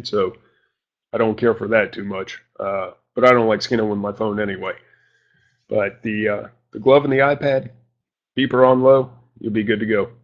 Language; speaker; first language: English; native; English